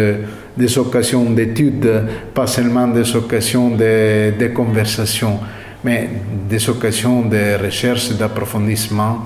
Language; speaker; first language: French; non-native, fluent; Italian